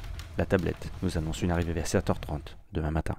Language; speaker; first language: French; native; French